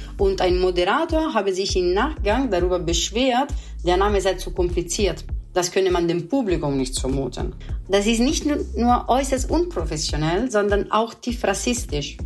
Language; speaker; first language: German; non-native, fluent; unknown